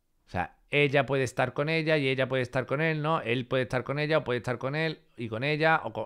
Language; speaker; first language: Spanish; native; Spanish